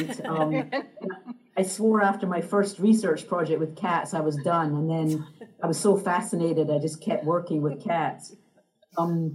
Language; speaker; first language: English; native; English